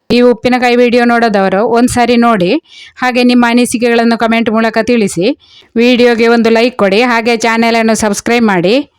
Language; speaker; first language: Kannada; non-native, local second language; Konkani